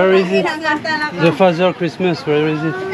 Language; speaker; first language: English; non-native, learner; French